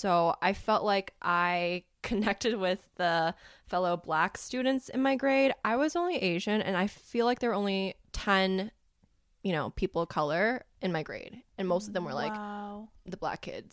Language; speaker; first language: English; native; English